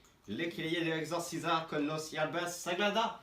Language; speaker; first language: Spanish; non-native, learner; French